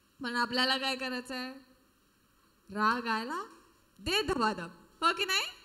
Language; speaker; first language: Marathi; non-native, local second language; Hindi